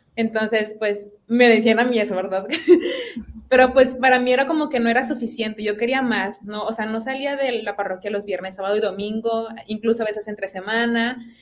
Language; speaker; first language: Spanish; native; Spanish